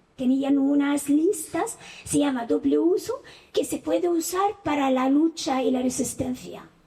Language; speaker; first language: Spanish; non-native, fluent; Arabic